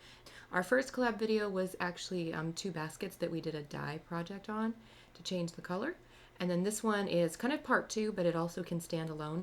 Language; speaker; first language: English; native; English